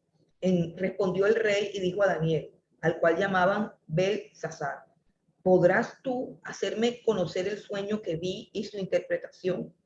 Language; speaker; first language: Spanish; native; Spanish